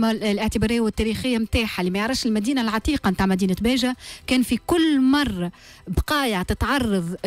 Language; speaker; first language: Arabic; native; Arabic